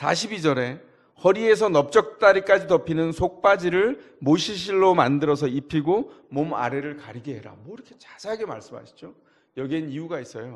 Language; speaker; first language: Korean; native; Korean